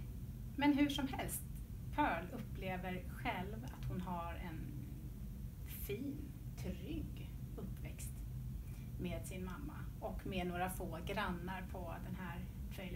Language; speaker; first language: Swedish; native; Swedish